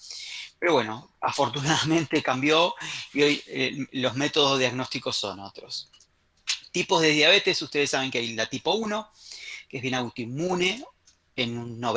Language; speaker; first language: Spanish; native; Spanish